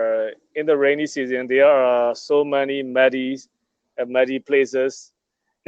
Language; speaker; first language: English; non-native, learner; Burmese